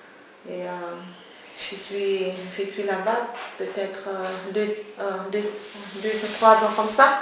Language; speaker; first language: French; early bilingual, other home language; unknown